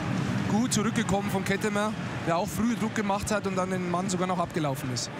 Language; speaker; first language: German; native; German